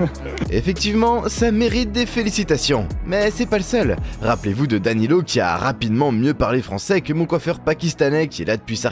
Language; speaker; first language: French; native; French